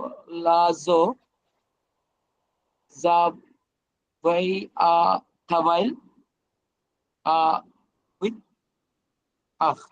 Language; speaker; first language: French; non-native, learner; Bangla